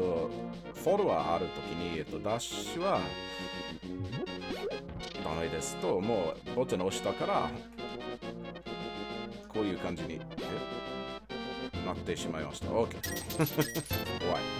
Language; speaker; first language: Japanese; non-native, fluent; English